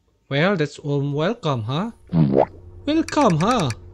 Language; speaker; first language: English; non-native, learner; Indonesian